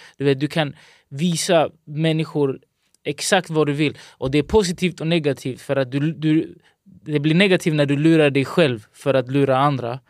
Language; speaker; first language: Swedish; early bilingual, other home language; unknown